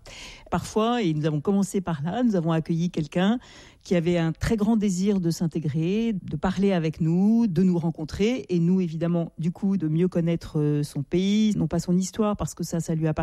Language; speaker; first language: French; native; French